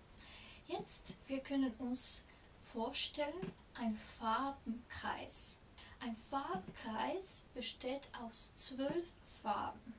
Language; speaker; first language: German; non-native, fluent; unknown